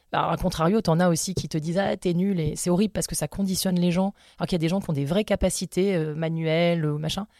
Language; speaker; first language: French; native; French